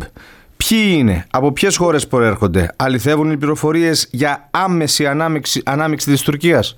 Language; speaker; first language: Greek; native; Greek